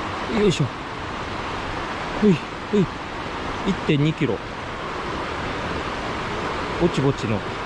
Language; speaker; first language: Japanese; native; Japanese